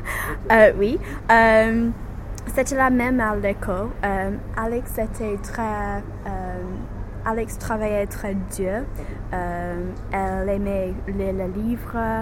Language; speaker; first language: French; non-native, learner; English